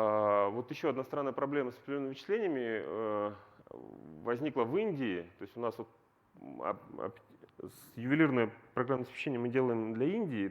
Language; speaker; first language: Russian; native; Russian